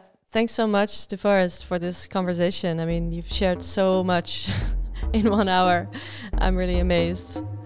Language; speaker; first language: English; non-native, fluent; Dutch